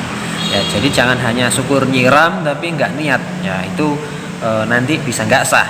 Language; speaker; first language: Indonesian; native; Indonesian